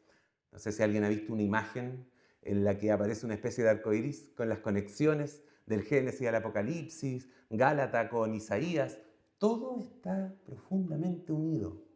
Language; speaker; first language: Spanish; native; Spanish